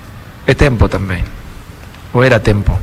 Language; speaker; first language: Portuguese; non-native, fluent; Spanish